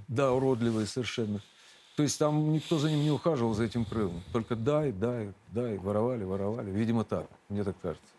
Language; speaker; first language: Russian; native; Russian